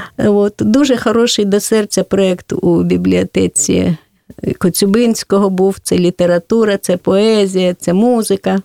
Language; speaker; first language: Ukrainian; native; Ukrainian